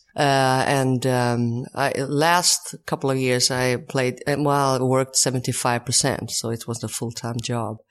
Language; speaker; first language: English; non-native, fluent; Swedish